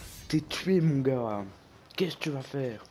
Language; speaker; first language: French; native; French